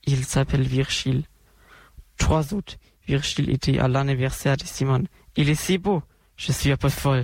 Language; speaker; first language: French; non-native, learner; German